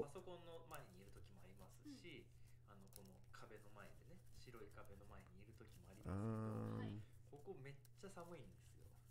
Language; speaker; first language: Japanese; native; Japanese